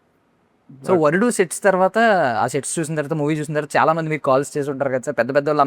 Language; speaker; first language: Telugu; native; Telugu